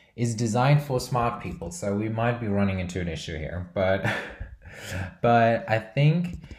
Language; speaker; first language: English; non-native, fluent; Portuguese